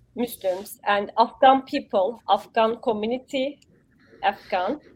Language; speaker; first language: English; non-native, learner; Turkish